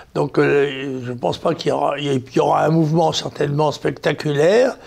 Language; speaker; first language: French; native; French